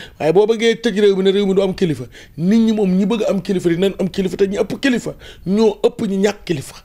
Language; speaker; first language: Wolof; native; Wolof